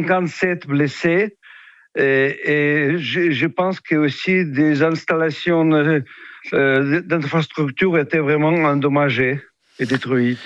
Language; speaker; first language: French; non-native, fluent; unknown